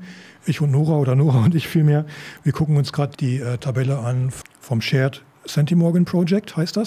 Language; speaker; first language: German; native; German